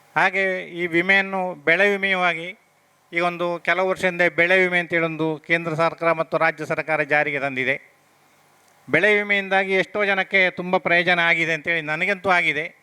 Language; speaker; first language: Kannada; native; Kannada